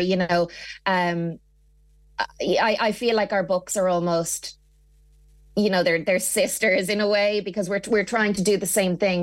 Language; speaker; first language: English; native; English